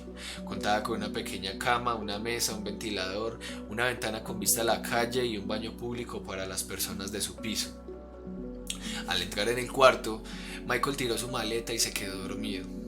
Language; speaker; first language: Spanish; native; Spanish